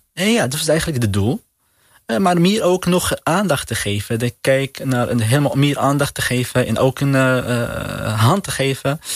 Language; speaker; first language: Dutch; non-native, learner; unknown